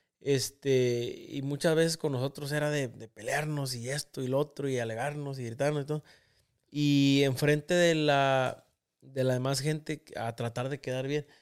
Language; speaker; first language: Spanish; native; Spanish